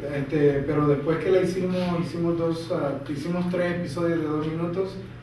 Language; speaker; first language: Spanish; early bilingual, heritage; Spanish